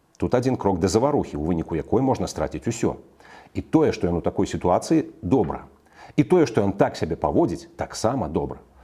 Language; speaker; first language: Belarusian; native; Belarusian